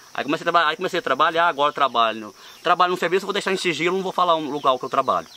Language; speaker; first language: Portuguese; native; Portuguese